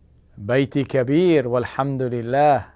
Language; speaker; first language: Arabic; non-native, fluent; English